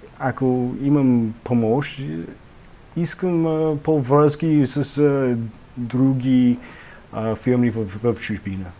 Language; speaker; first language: Bulgarian; non-native, learner; English